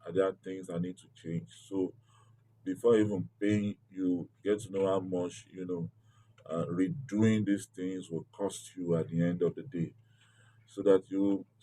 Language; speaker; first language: English; non-native, local second language; Yoruba